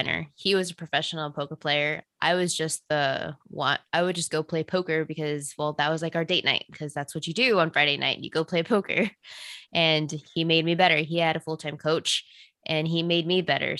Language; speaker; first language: English; native; English